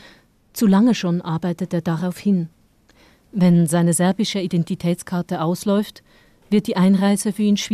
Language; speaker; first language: German; native; German